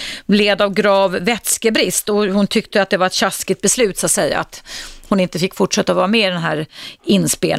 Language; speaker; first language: Swedish; native; Swedish